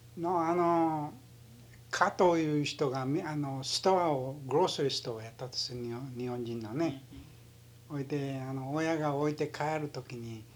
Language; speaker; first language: Japanese; early bilingual, heritage; Japanese